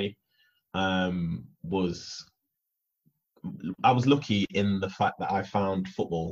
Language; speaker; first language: English; native; English